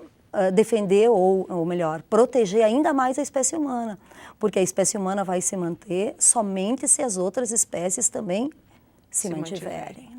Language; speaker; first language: Portuguese; native; Portuguese